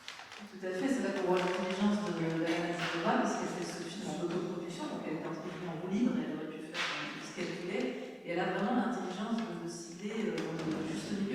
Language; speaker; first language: French; native; French